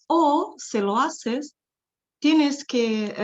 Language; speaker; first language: Spanish; non-native, fluent; Portuguese